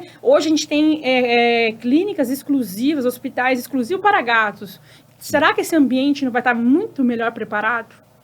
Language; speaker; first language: Portuguese; native; Portuguese